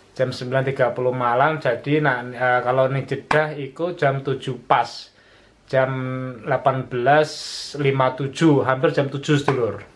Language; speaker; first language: Malay; non-native, local second language; Javanese